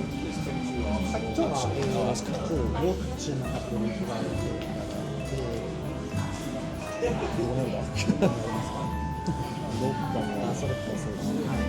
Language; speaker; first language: Japanese; native; Japanese